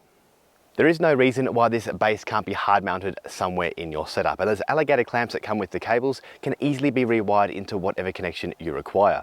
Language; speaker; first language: English; native; English